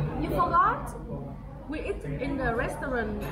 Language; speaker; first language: English; non-native, learner; Vietnamese